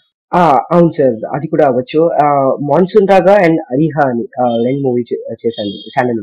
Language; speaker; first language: Telugu; non-native, learner; Kannada